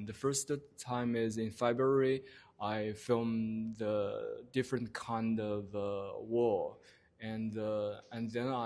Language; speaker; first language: English; non-native, learner; Chinese